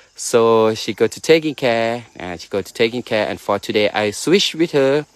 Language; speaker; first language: English; non-native, learner; Thai